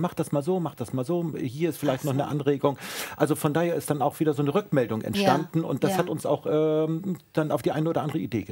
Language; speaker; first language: German; native; German